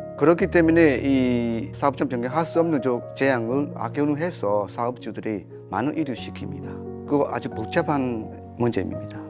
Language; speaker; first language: Korean; non-native, fluent; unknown